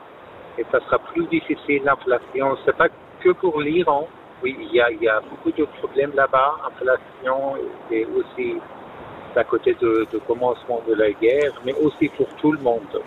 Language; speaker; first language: French; non-native, fluent; Persian